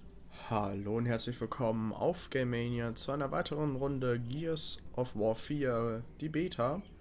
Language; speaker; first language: German; native; German